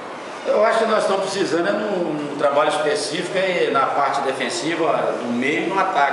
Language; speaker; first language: Portuguese; native; Portuguese